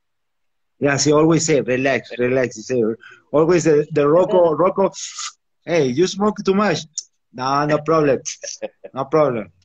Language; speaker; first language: English; non-native, learner; Spanish